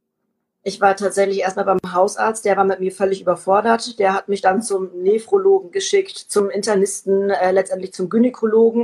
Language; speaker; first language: German; native; German